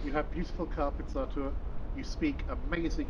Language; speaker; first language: English; native; English